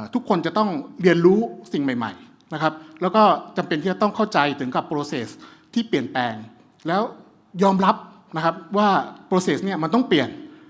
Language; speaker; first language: Thai; early bilingual, heritage; Thai